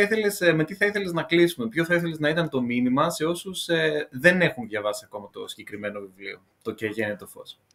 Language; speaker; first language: Greek; native; Greek